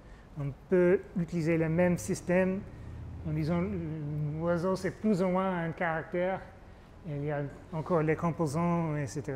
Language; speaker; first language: French; non-native, fluent; English